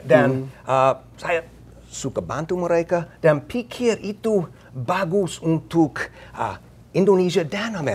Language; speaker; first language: Indonesian; non-native, learner; English